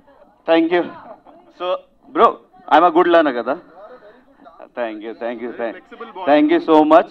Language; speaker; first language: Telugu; non-native, learner; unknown